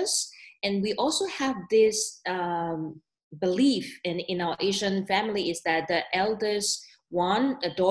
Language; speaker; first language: English; non-native, learner; Burmese